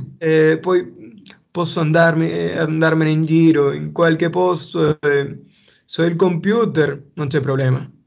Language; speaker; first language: Italian; non-native, fluent; Spanish